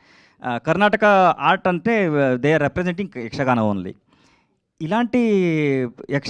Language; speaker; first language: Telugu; non-native, learner; Kannada